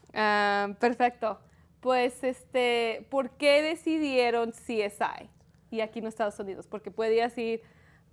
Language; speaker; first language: Spanish; early bilingual, heritage; Spanish